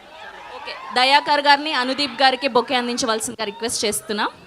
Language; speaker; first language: Telugu; native; Telugu